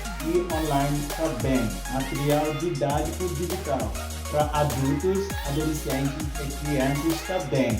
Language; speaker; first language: Portuguese; non-native, fluent; English